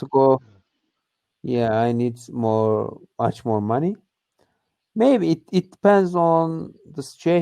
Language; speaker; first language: English; non-native, learner; Turkish